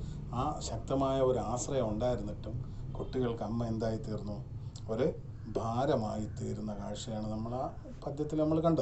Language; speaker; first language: Malayalam; native; Malayalam